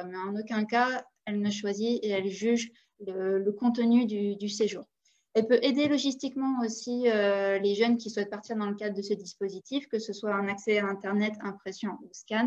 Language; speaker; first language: French; native; French